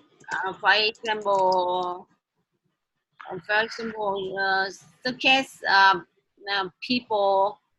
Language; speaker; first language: English; non-native, learner; Vietnamese